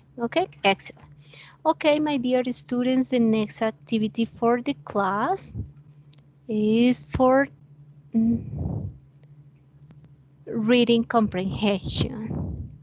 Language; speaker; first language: English; non-native, learner; Spanish